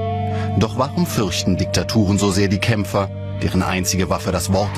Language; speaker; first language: German; native; German